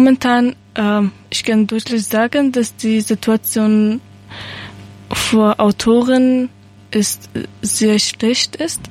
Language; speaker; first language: German; non-native, learner; Persian